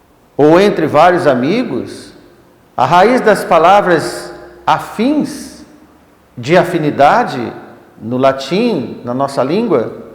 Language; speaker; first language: Portuguese; native; Portuguese